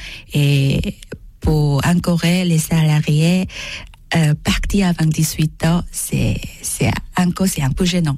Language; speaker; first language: French; non-native, learner; Korean